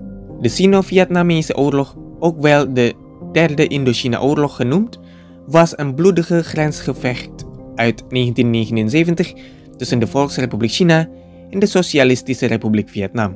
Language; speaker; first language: Dutch; non-native, fluent; Indonesian